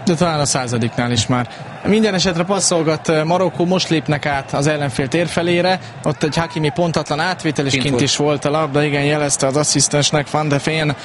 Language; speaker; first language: Hungarian; native; Hungarian